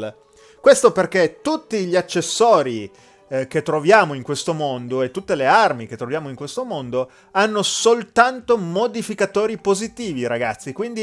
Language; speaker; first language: Italian; native; Italian